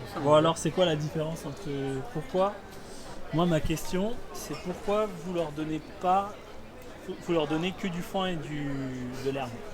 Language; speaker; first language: French; native; French